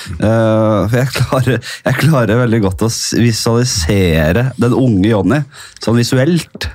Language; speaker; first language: Norwegian; native; Norwegian